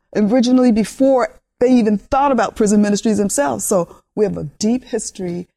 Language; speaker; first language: English; early bilingual, other home language; Spanish